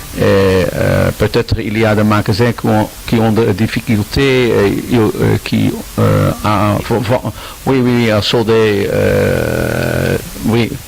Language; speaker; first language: French; non-native, learner; Dutch